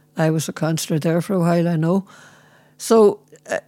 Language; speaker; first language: English; native; English